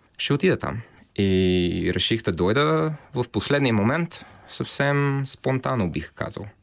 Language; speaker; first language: Bulgarian; non-native, fluent; English